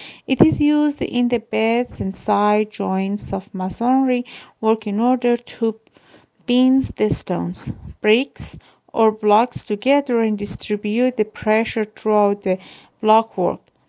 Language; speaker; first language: English; non-native, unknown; Persian